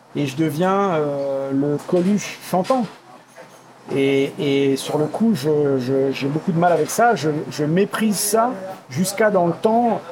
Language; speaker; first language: French; native; French